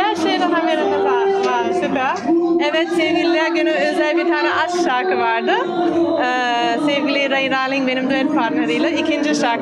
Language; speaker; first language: Turkish; non-native, fluent; German